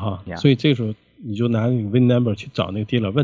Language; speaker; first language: Chinese; native; Chinese